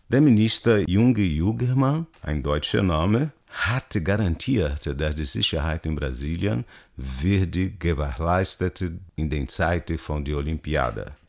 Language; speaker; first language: German; non-native, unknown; Portuguese